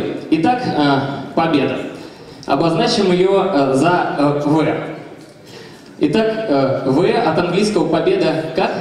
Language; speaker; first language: Russian; native; Russian